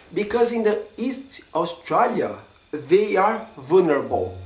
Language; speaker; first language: English; non-native, fluent; Portuguese